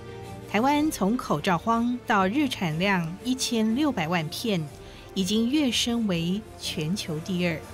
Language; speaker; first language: Chinese; native; Chinese